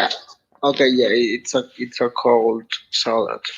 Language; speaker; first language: English; non-native, learner; Spanish